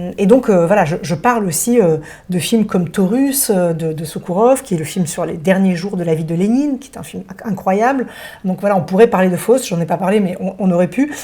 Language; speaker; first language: French; early bilingual, other home language; Russian